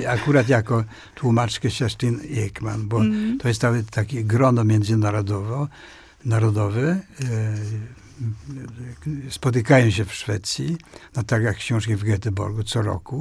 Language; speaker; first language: Polish; non-native, fluent; Swedish